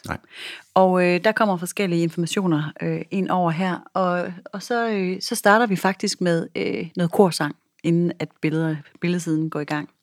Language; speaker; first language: Danish; native; Danish